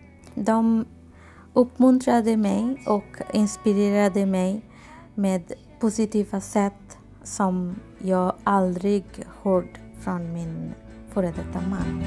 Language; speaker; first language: Swedish; non-native, fluent; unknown